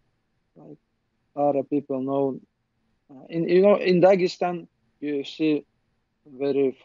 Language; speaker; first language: English; non-native, learner; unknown